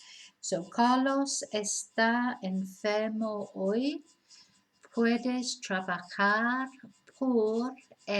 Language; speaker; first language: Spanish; non-native, fluent; English